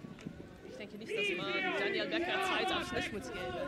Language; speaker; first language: German; non-native, learner; Dutch